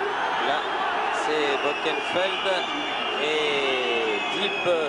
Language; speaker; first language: French; native; French